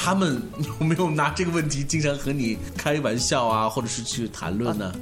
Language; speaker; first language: Chinese; native; Chinese